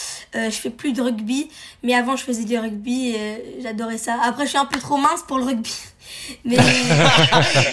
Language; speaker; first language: French; early bilingual, heritage; French